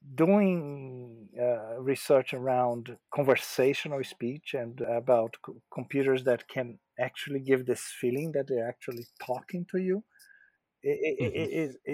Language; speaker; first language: English; non-native, fluent; Portuguese